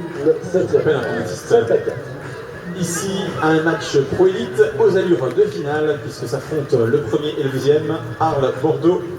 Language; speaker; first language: French; native; French